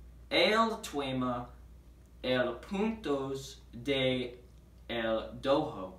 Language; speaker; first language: Spanish; non-native, learner; English